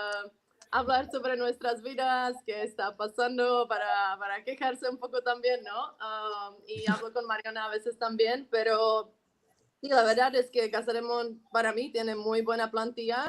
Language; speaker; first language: Spanish; non-native, fluent; Czech